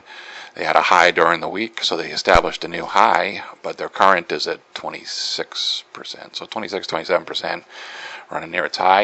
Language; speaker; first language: English; native; English